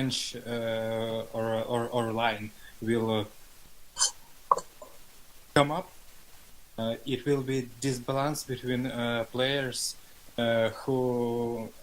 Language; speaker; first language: English; non-native, learner; Russian